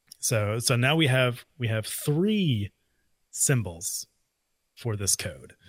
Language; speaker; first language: English; native; English